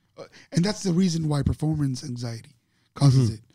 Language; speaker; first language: English; native; English